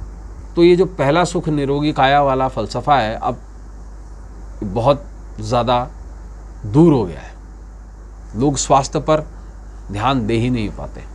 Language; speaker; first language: Hindi; native; Hindi